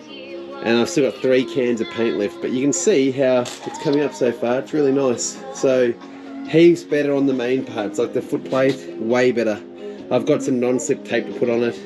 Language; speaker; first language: English; native; English